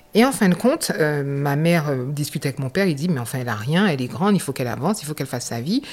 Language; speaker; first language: French; native; French